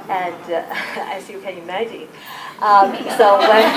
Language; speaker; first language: English; non-native, fluent; Chinese